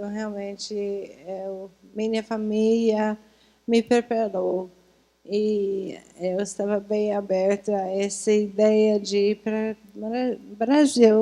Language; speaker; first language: Portuguese; non-native, fluent; English